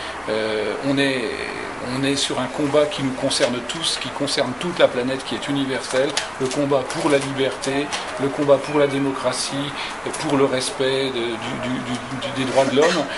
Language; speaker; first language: French; native; French